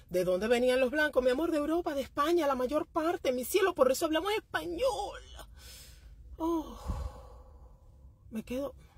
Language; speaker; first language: Spanish; native; Spanish